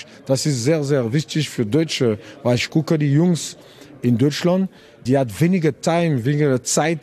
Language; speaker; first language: German; non-native, learner; French